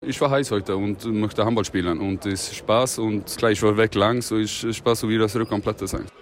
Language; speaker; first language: German; non-native, learner; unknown